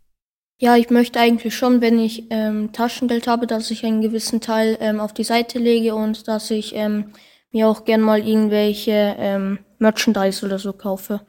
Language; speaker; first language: German; native; German